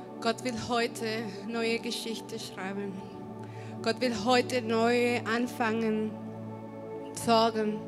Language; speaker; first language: German; non-native, fluent; Spanish